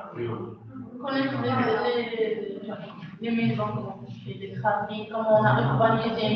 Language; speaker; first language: French; non-native, local second language; Arabic